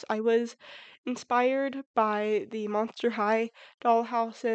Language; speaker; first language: English; native; English